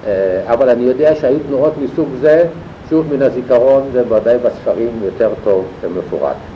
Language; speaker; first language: Hebrew; non-native, fluent; German